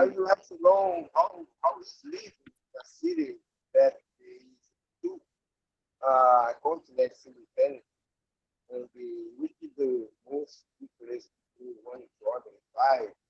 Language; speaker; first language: English; non-native, learner; Portuguese